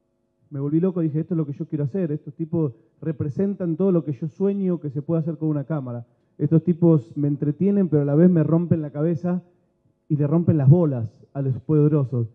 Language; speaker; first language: Spanish; native; Spanish